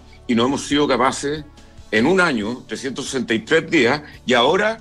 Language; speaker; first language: Spanish; native; Spanish